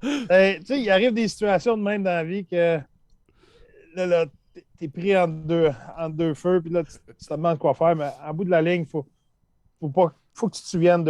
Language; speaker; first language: French; native; French